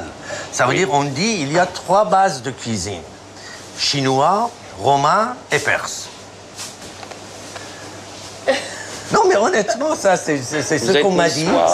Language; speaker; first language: French; non-native, fluent; Persian